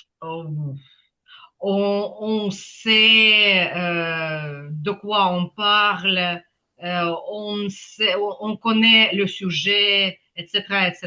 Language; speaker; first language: French; non-native, fluent; Ukrainian